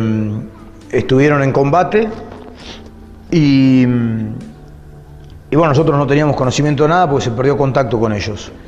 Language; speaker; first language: Spanish; native; Spanish